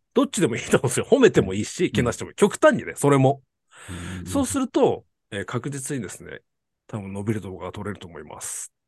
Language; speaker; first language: Japanese; native; Japanese